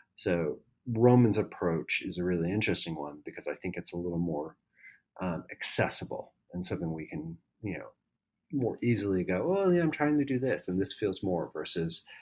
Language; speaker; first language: English; native; English